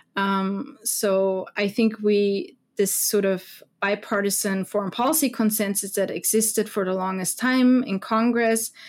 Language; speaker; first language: English; non-native, fluent; German